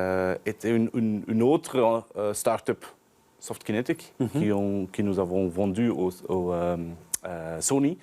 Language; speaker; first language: French; non-native, learner; Dutch